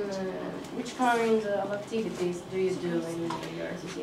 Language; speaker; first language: English; non-native, fluent; Italian